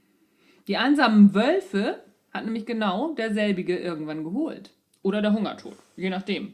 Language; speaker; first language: German; native; German